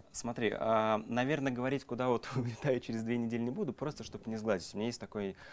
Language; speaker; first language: Russian; native; Russian